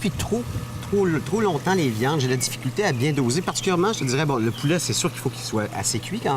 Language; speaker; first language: French; native; French